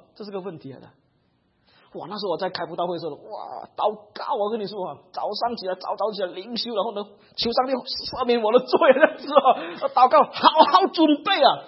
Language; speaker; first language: Chinese; native; Chinese